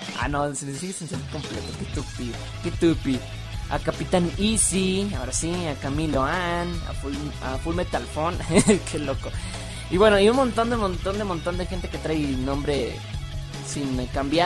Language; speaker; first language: Spanish; native; Spanish